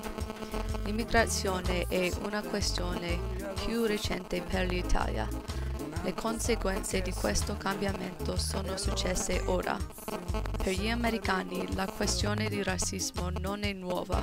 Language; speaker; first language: Italian; non-native, learner; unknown